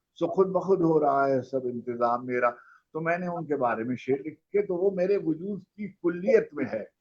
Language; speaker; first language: Urdu; native; Urdu